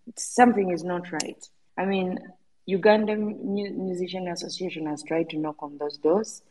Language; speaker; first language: English; non-native, local second language; Ganda